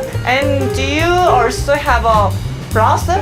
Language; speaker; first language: English; non-native, learner; Korean